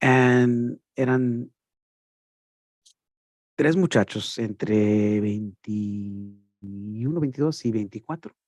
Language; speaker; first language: Spanish; early bilingual, heritage; Spanish